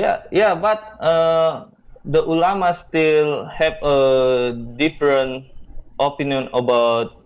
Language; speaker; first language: English; non-native, learner; Indonesian